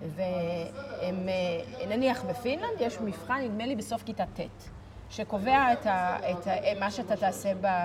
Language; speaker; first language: Hebrew; native; Hebrew